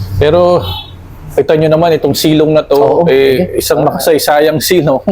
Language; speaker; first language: Filipino; native; Filipino